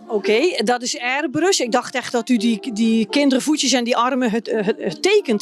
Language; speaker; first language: Dutch; native; Dutch